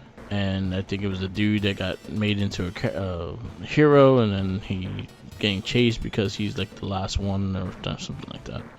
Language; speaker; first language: English; native; English